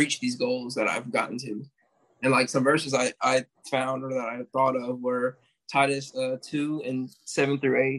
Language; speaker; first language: English; native; English